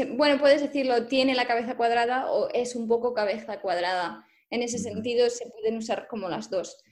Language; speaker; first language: Spanish; native; Spanish